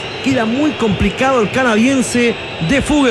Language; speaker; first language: Spanish; native; Spanish